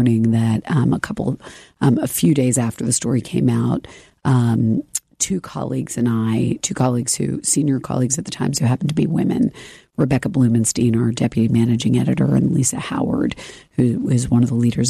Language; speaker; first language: English; native; English